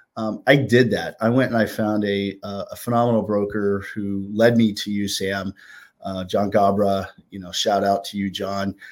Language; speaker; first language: English; native; English